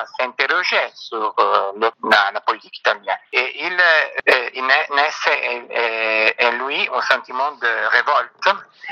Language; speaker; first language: French; non-native, fluent; Italian